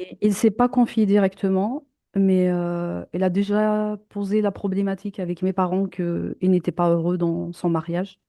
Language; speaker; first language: French; native; French